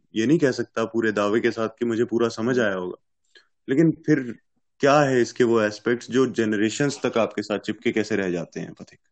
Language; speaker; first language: Hindi; native; Hindi